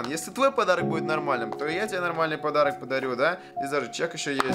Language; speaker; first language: Russian; native; Russian